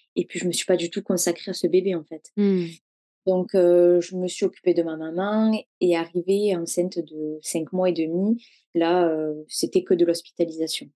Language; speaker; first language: French; native; French